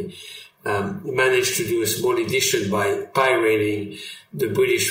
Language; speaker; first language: English; non-native, fluent; French